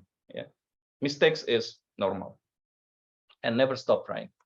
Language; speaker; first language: English; non-native, learner; Indonesian